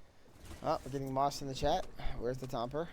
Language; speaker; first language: English; native; English